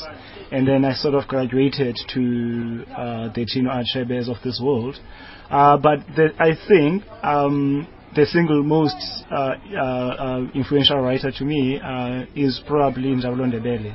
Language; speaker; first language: English; non-native, local second language; Xhosa